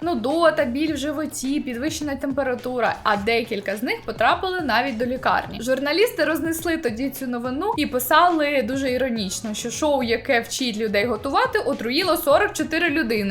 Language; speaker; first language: Ukrainian; native; Ukrainian